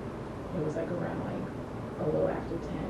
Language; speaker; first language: English; native; English